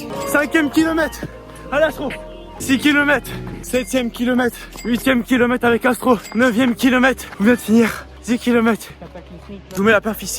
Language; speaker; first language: French; native; French